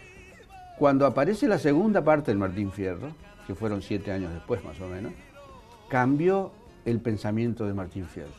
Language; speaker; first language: Spanish; native; Spanish